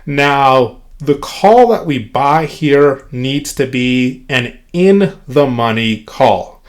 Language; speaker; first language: English; native; English